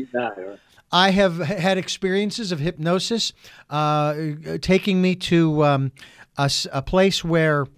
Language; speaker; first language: English; native; English